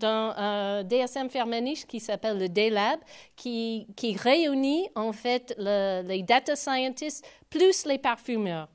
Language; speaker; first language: French; non-native, fluent; English